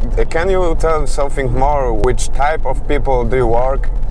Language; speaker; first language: English; non-native, learner; Polish